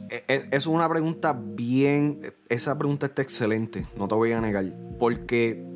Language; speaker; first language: Spanish; early bilingual, heritage; Spanish